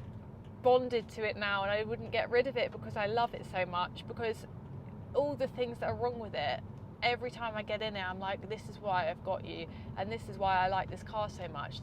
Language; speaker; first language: English; native; English